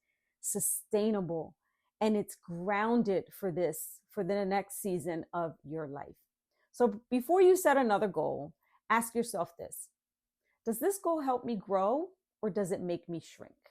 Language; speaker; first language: English; native; English